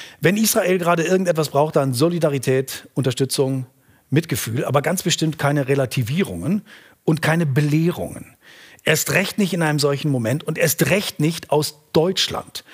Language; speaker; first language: German; native; German